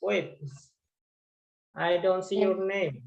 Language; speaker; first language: English; non-native, fluent; Indonesian